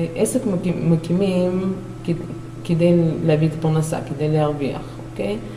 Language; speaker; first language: Hebrew; non-native, fluent; Russian